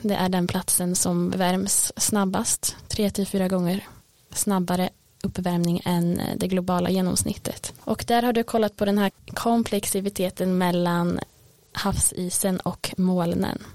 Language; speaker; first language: Swedish; native; Swedish